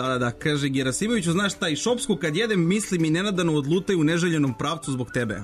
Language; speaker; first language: Serbian; native; Serbian